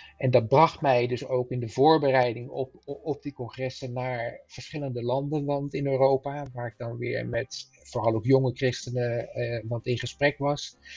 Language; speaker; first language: Dutch; native; Dutch